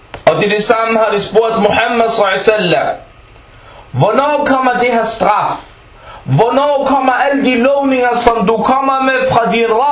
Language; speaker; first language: Danish; non-native, fluent; Arabic